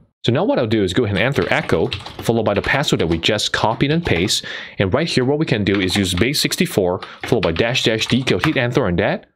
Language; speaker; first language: English; non-native, fluent; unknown